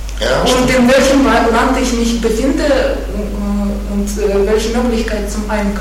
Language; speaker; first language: German; non-native, fluent; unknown